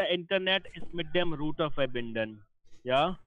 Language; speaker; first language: German; non-native, learner; Hindi